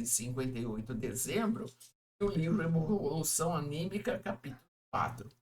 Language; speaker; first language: Portuguese; native; Portuguese